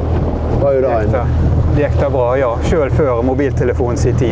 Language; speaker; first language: Norwegian; native; Norwegian